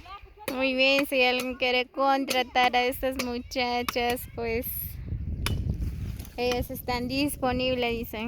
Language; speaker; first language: Spanish; native; Spanish